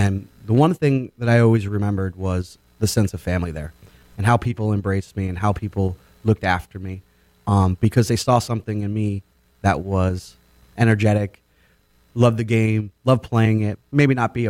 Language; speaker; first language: English; native; English